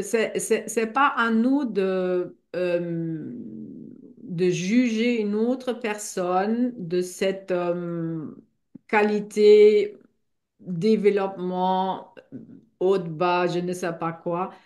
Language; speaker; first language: French; non-native, fluent; German